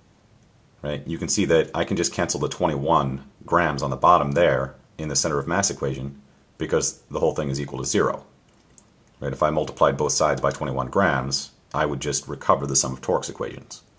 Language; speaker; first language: English; native; English